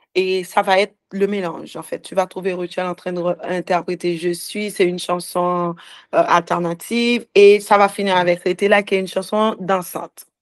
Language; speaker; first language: French; native; French